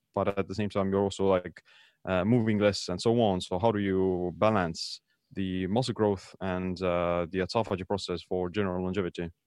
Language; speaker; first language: English; non-native, fluent; Estonian